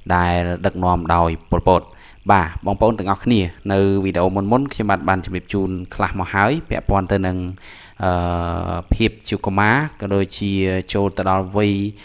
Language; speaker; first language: Khmer; native; Khmer